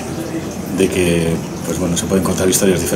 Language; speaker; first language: Spanish; native; Spanish